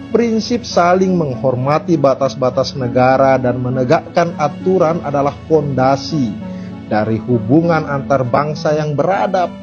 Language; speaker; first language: Indonesian; native; Indonesian